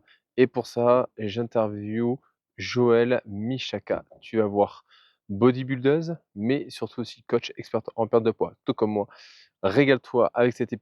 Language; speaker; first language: French; native; French